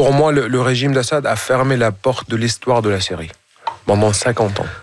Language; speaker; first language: French; non-native, fluent; Arabic